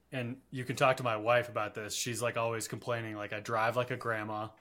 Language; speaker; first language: English; native; English